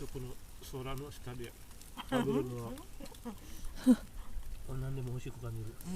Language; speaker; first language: Japanese; non-native, fluent; Indonesian